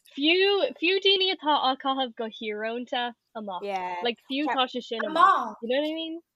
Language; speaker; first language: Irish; native; Irish